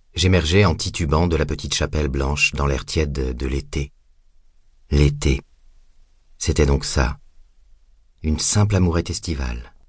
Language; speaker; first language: French; native; French